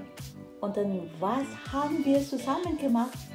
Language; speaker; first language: German; non-native, fluent; Vietnamese